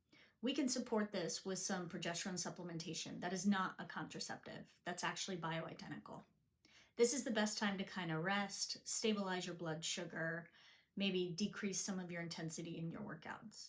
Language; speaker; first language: English; native; English